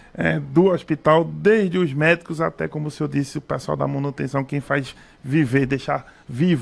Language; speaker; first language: Portuguese; native; Portuguese